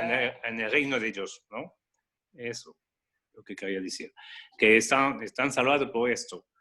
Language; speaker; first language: Spanish; non-native, fluent; French